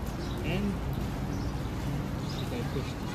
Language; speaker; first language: English; non-native, learner; Filipino